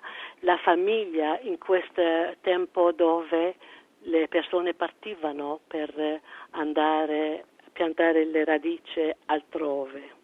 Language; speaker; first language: Italian; early bilingual, heritage; French